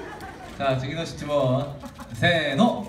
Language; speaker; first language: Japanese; non-native, learner; Korean